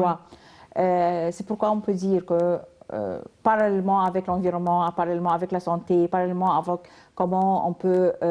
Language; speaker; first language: French; non-native, learner; Arabic